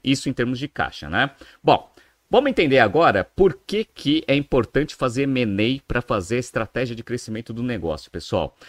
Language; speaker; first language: Portuguese; native; Portuguese